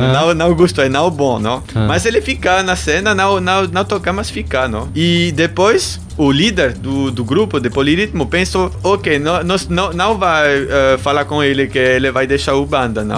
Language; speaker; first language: Portuguese; non-native, learner; German